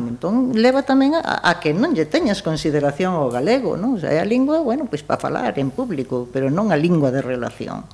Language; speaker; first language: Galician; early bilingual, heritage; Galician